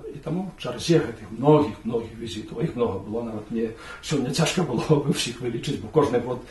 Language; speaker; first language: Belarusian; non-native, local second language; Polish